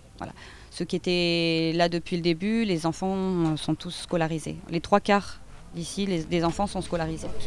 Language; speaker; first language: French; native; French